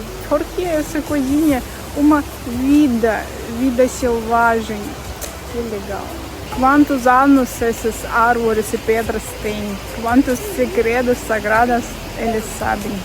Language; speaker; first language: Portuguese; non-native, learner; Russian